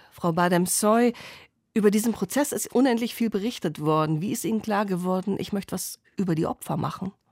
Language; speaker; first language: German; native; German